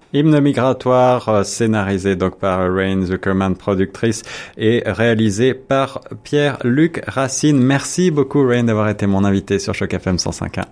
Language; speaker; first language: French; native; French